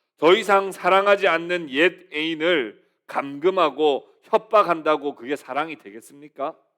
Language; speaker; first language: Korean; native; Korean